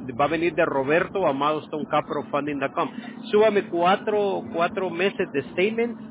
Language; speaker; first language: Spanish; early bilingual, heritage; Spanish